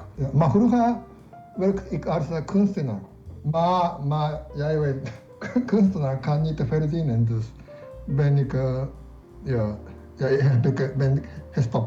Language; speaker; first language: Dutch; non-native, learner; Japanese